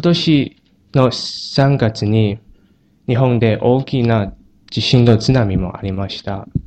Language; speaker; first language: Japanese; non-native, learner; Chinese